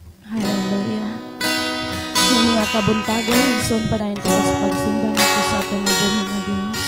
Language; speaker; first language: Cebuano; native; Cebuano